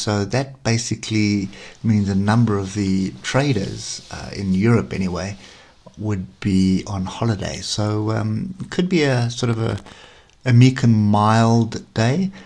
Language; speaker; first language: English; native; English